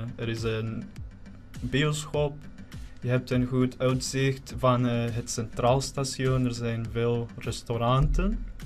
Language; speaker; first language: Dutch; non-native, learner; Spanish